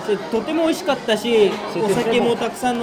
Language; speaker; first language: French; non-native, learner; Japanese